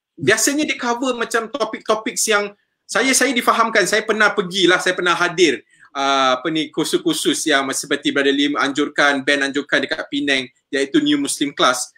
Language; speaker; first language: Malay; native; Malay